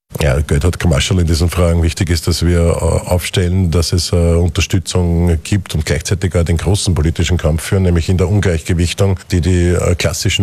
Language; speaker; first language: German; native; German